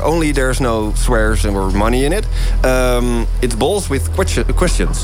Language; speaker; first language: English; non-native, fluent; Dutch